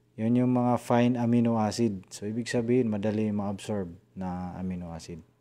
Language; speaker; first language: Filipino; non-native, local second language; Cebuano